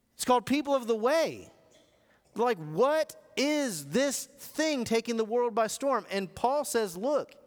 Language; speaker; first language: English; native; English